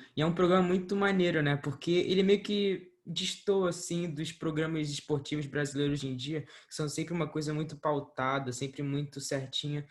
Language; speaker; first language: Portuguese; native; Portuguese